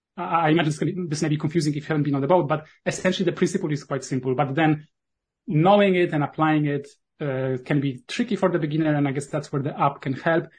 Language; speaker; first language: English; non-native, fluent; Polish